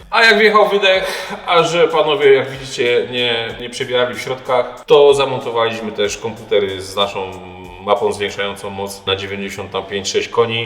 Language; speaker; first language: Polish; native; Polish